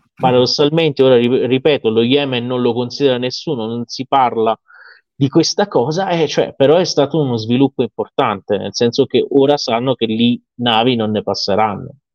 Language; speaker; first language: Italian; non-native, fluent; Persian